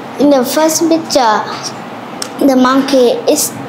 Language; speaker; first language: English; non-native, learner; Vietnamese